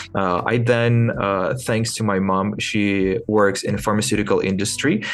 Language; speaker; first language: English; non-native, fluent; Ukrainian